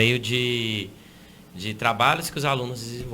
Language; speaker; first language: Portuguese; native; Portuguese